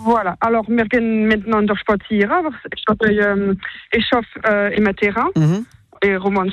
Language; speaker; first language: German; non-native, local second language; French